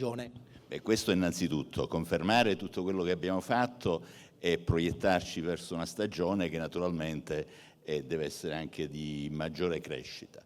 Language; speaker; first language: Italian; native; Italian